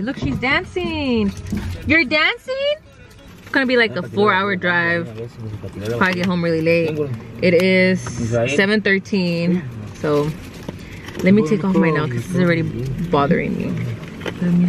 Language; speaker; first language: English; early bilingual, other home language; Spanish